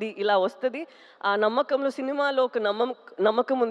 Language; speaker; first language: Telugu; non-native, local second language; Tamil